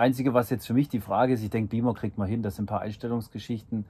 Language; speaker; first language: German; native; German